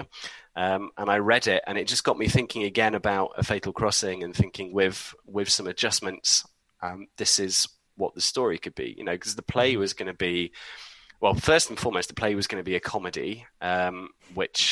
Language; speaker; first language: English; native; English